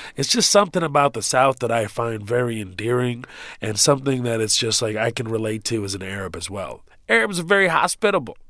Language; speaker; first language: English; early bilingual, other home language; Arabic